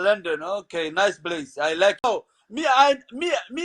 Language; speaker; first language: English; non-native, learner; Somali